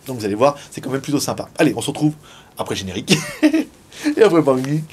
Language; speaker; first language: French; native; French